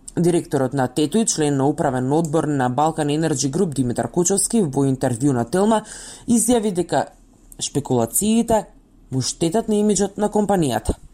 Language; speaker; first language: Macedonian; native; Macedonian